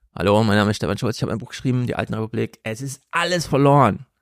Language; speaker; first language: German; native; German